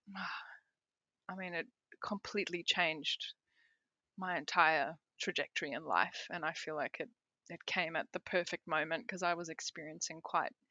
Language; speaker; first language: English; native; English